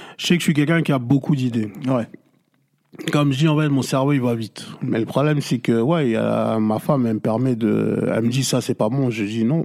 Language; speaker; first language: French; non-native, local second language; Lingala